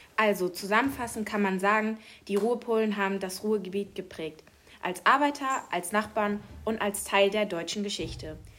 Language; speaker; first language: German; native; German